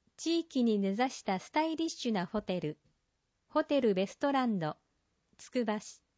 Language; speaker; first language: Japanese; native; Japanese